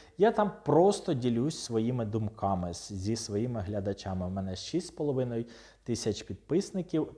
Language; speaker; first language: Ukrainian; non-native, local second language; Russian